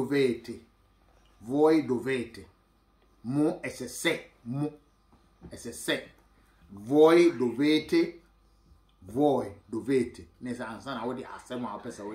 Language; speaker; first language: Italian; non-native, learner; Akan